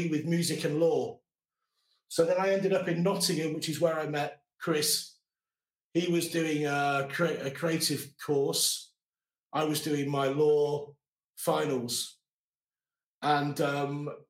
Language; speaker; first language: English; native; English